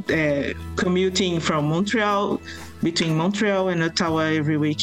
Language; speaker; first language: English; non-native, fluent; Portuguese